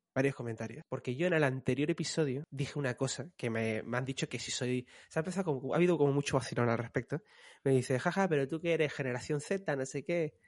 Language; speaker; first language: Spanish; native; Spanish